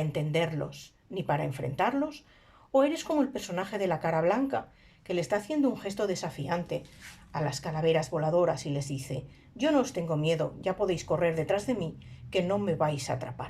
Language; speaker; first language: Spanish; native; Spanish